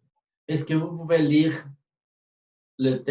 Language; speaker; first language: French; non-native, fluent; Spanish